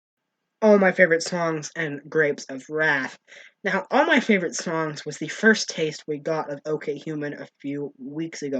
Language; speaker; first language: English; native; English